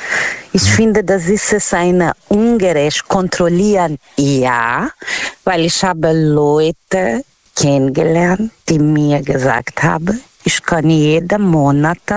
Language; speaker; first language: German; non-native, learner; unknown